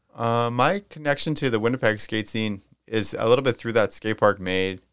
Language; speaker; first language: English; native; English